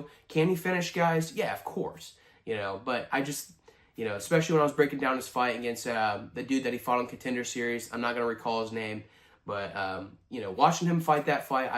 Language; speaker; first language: English; native; English